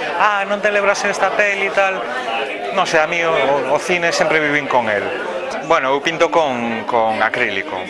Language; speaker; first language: Galician; non-native, local second language; Spanish